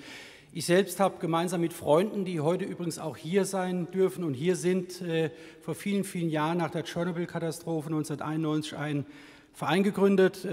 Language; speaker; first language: German; native; German